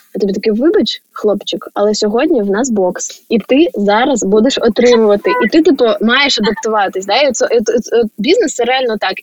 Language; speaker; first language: Ukrainian; native; Ukrainian